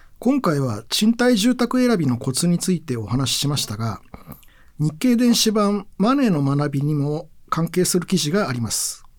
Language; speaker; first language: Japanese; native; Japanese